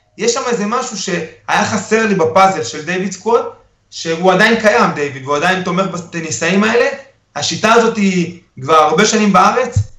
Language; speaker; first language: Hebrew; early bilingual, other home language; Spanish